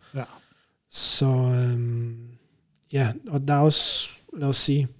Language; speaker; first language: Danish; non-native, fluent; Polish